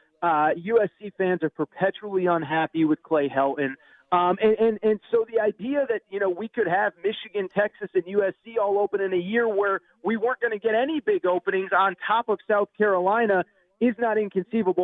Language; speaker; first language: English; native; English